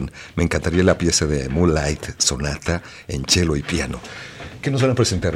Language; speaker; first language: Spanish; native; Spanish